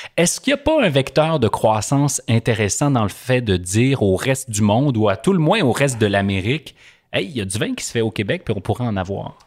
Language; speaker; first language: French; native; French